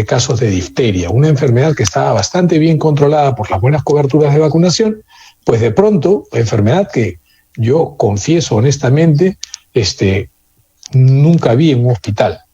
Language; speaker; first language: Spanish; native; Spanish